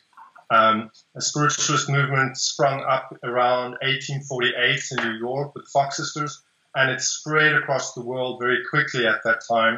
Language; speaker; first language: English; native; English